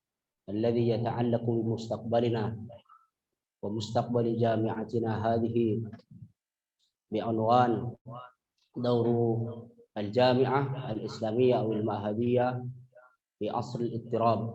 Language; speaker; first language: Arabic; non-native, fluent; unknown